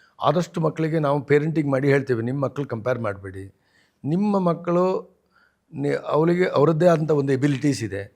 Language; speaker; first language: Kannada; native; Kannada